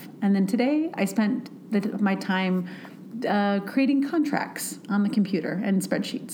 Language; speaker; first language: English; native; English